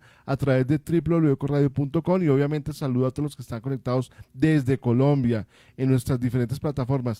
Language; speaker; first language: Spanish; native; Spanish